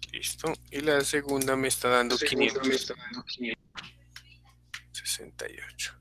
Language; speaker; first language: Spanish; native; Spanish